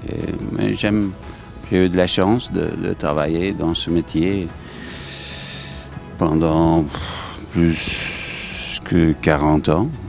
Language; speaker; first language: French; non-native, fluent; English